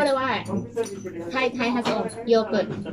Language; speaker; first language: Japanese; non-native, learner; Thai